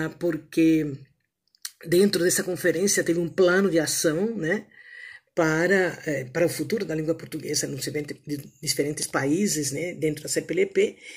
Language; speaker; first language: Portuguese; native; Portuguese